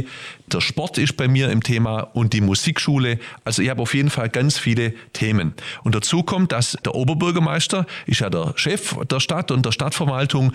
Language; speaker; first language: German; native; German